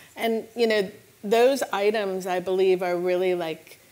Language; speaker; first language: English; native; English